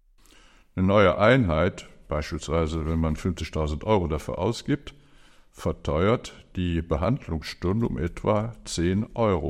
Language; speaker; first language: German; native; German